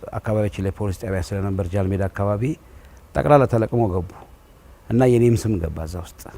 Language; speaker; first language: Amharic; native; Amharic